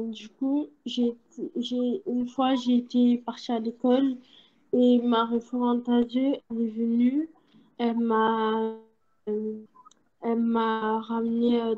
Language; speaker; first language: French; early bilingual, other home language; Portuguese